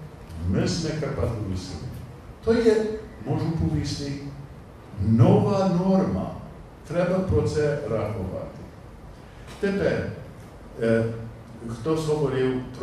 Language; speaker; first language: Polish; non-native, learner; English